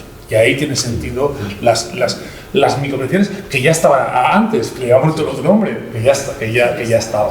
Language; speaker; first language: Spanish; native; Spanish